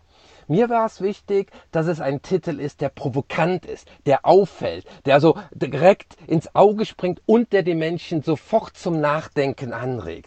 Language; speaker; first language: German; native; German